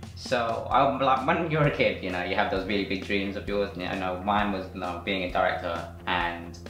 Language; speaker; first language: English; native; English